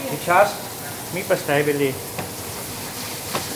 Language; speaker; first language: Russian; non-native, learner; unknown